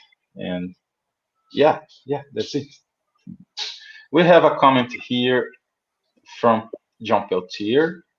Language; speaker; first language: English; non-native, fluent; Portuguese